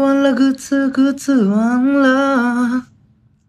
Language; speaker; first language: Chinese; non-native, learner; Japanese